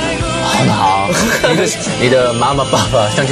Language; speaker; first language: Chinese; non-native, learner; Korean